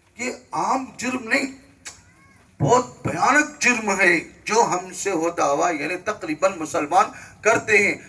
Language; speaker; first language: Urdu; native; Urdu